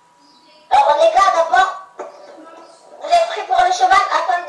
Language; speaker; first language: French; native; French